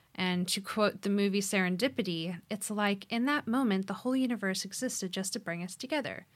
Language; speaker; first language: English; native; English